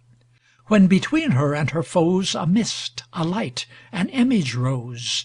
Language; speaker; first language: English; native; English